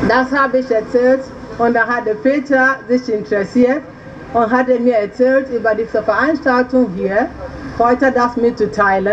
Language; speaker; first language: German; non-native, learner; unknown